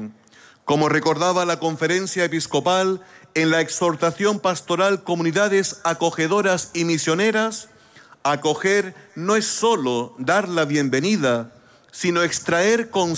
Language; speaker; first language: Spanish; native; Spanish